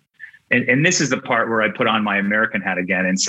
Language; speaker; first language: English; native; English